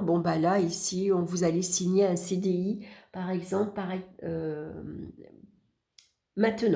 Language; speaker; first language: French; native; French